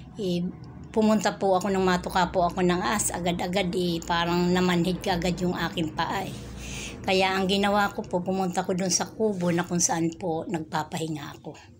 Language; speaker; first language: Filipino; non-native, local second language; Bikol